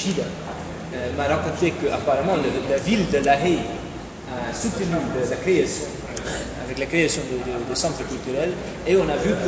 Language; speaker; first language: French; non-native, fluent; Dutch